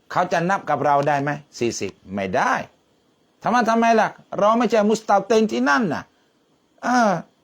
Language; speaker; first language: Thai; non-native, local second language; Malay